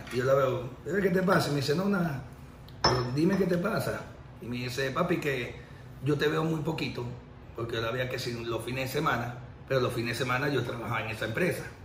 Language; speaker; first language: Spanish; native; Spanish